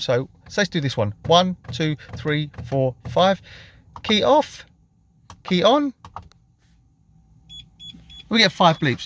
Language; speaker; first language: English; native; English